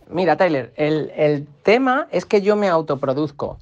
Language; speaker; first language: Spanish; native; Spanish